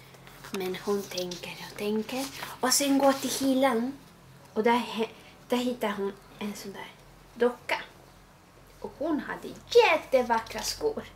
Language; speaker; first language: Swedish; non-native, fluent; Spanish